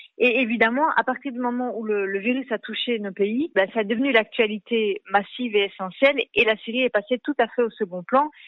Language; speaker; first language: French; native; French